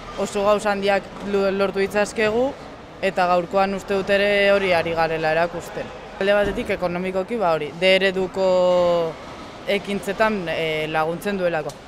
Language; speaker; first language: Basque; non-native, local second language; Spanish